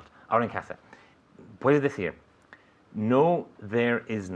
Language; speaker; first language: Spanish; non-native, fluent; English